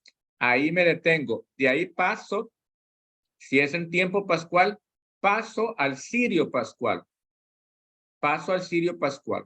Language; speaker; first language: Spanish; native; Spanish